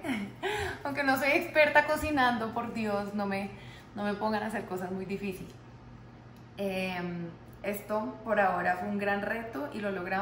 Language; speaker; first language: Spanish; native; Spanish